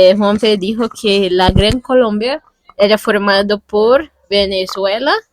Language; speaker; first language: Spanish; non-native, fluent; Portuguese